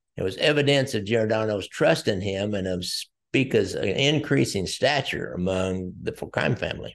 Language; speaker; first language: English; native; English